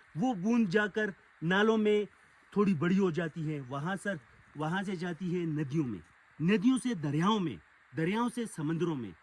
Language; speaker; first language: Urdu; non-native, local second language; Pashto